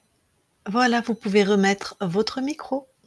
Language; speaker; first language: French; native; French